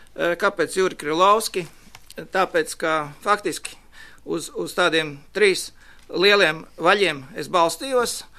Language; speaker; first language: Latvian; native; Latvian